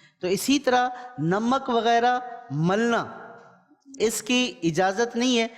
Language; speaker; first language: Urdu; native; Urdu